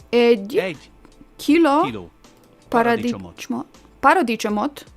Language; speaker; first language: Hungarian; non-native, learner; English